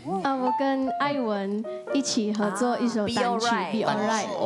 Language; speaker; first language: Chinese; native; Chinese